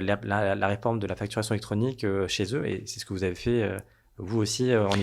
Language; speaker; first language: French; native; French